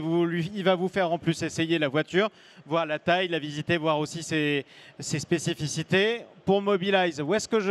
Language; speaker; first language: French; native; French